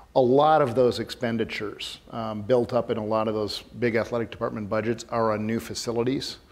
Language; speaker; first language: English; native; English